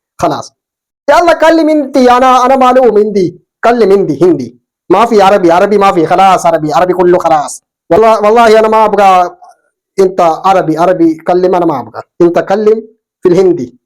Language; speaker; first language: Arabic; non-native, learner; Malayalam